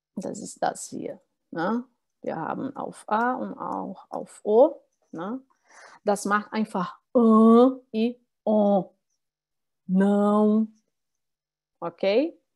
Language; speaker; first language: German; non-native, fluent; Portuguese